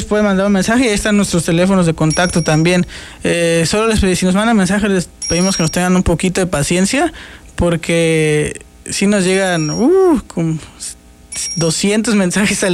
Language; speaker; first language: Spanish; native; Spanish